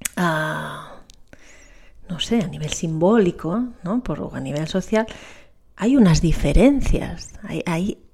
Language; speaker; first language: Spanish; non-native, local second language; Catalan